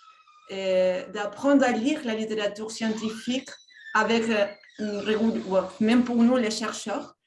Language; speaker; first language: French; non-native, fluent; Spanish